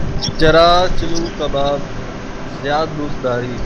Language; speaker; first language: Persian; non-native, learner; Urdu